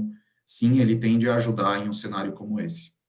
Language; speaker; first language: Portuguese; native; Portuguese